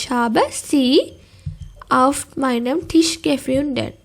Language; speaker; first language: German; non-native, fluent; Sinhala